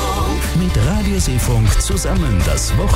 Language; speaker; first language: German; native; German